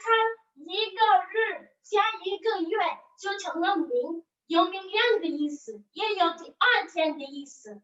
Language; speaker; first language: Chinese; non-native, learner; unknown